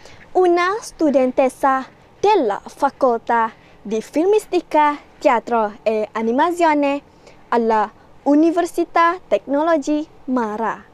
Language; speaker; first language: Italian; non-native, learner; Malay